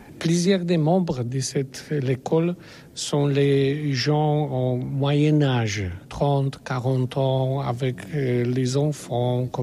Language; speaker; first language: French; non-native, learner; Polish